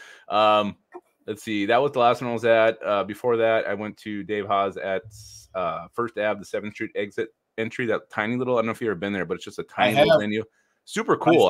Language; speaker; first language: English; native; English